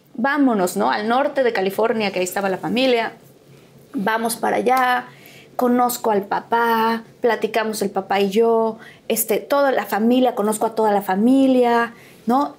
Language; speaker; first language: Spanish; native; Spanish